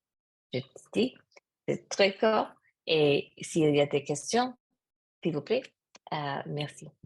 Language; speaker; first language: French; non-native, learner; English